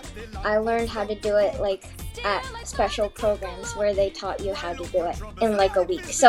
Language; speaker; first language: English; early bilingual, other home language; Chinese